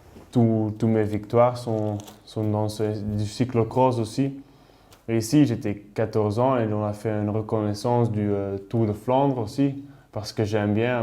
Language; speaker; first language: French; non-native, learner; Dutch